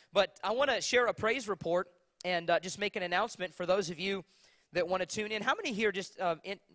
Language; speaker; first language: English; native; English